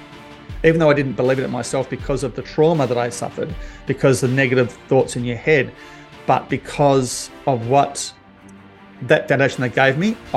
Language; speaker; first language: English; native; English